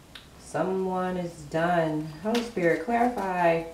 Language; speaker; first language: English; native; English